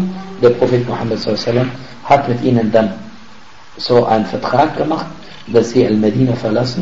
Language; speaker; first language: German; non-native, fluent; Arabic